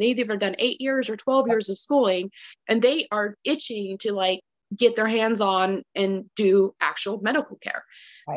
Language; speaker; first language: English; native; English